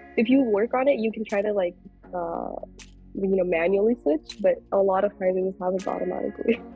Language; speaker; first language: English; early bilingual, other home language; Telugu